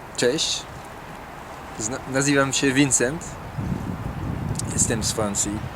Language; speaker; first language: Polish; non-native, learner; French